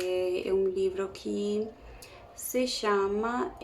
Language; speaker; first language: Portuguese; non-native, learner; Spanish